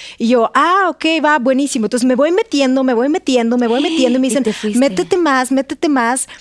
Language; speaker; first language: Spanish; non-native, fluent; Russian